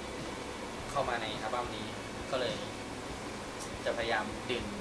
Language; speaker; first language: Thai; native; Thai